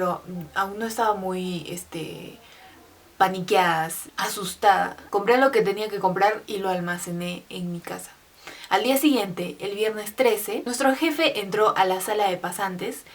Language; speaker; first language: Spanish; native; Spanish